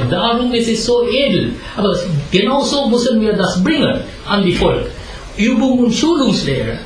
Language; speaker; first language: German; non-native, fluent; Sinhala